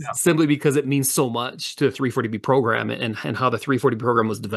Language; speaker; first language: English; native; English